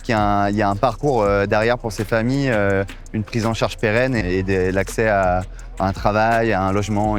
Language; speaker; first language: French; native; French